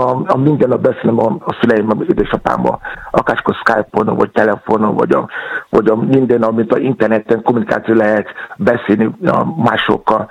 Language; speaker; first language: Hungarian; non-native, learner; Yoruba